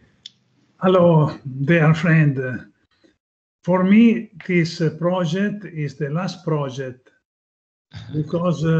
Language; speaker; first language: English; non-native, learner; Italian